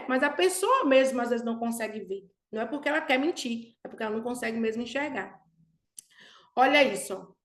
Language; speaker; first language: Portuguese; native; Portuguese